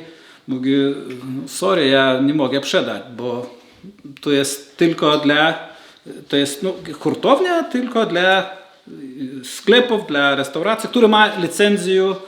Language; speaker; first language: Polish; non-native, learner; Lithuanian